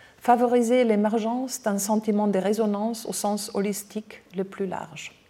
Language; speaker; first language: French; non-native, fluent; German